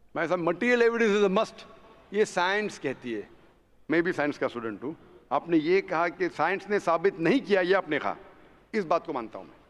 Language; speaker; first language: Hindi; non-native, local second language; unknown